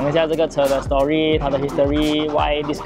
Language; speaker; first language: Chinese; native; Chinese